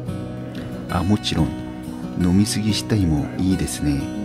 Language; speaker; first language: Japanese; non-native, learner; Korean